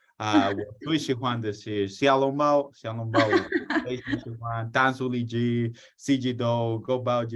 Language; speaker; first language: Chinese; non-native, fluent; English